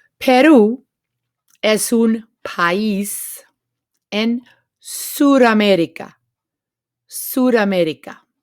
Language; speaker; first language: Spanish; non-native, fluent; English